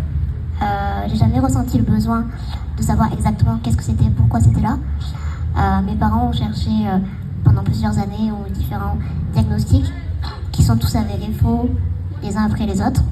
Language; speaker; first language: French; native; French